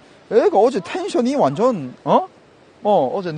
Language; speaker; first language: Korean; native; Korean